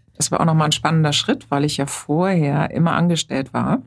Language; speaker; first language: German; native; German